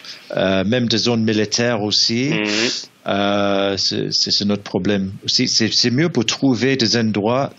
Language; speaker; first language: French; non-native, learner; English